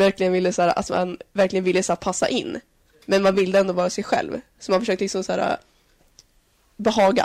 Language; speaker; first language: Swedish; native; Swedish